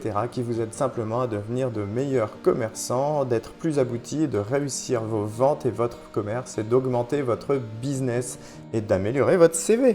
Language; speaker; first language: French; native; French